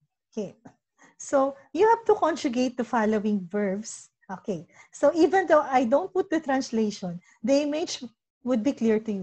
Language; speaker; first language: English; non-native, local second language; Filipino